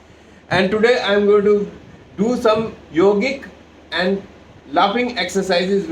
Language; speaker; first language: English; non-native, local second language; Punjabi